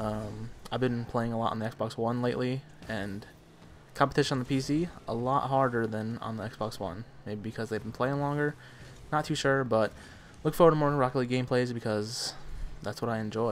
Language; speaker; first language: English; native; English